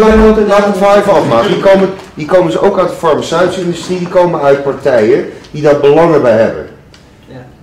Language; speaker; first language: Dutch; native; Dutch